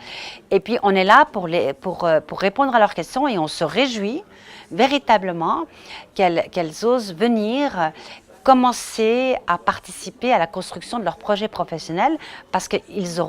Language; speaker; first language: French; native; French